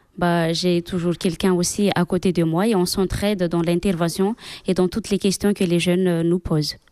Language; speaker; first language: French; non-native, local second language; Malagasy